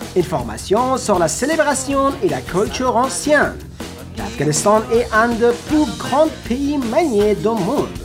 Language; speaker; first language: French; non-native, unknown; Persian